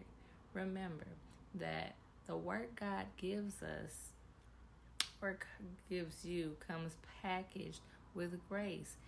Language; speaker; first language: English; native; English